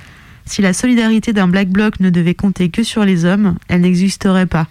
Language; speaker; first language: French; native; French